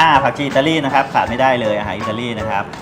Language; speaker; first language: Thai; native; Thai